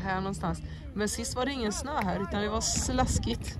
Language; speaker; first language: Swedish; native; Swedish